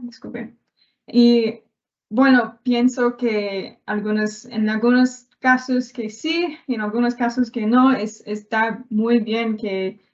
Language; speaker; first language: Spanish; non-native, learner; English